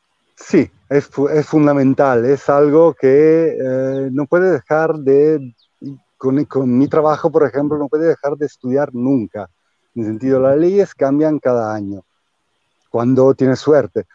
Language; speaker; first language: Spanish; non-native, fluent; Italian